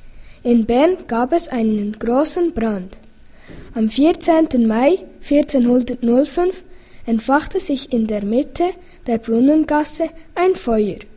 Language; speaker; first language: German; native; German